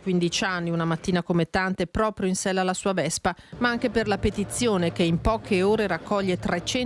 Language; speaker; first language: Italian; native; Italian